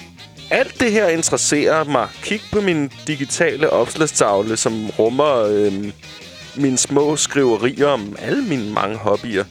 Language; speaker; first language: Danish; native; Danish